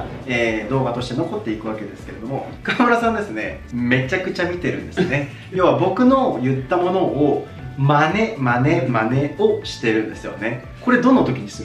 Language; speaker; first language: Japanese; native; Japanese